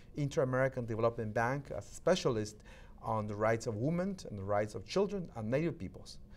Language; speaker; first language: English; non-native, fluent; Shipibo-Conibo